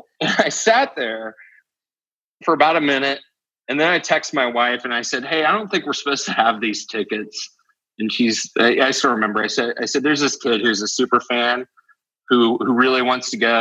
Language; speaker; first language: English; native; English